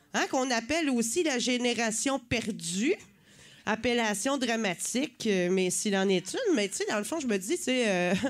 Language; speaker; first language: French; native; French